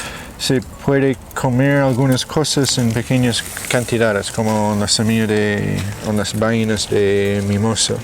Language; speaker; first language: Spanish; non-native, fluent; English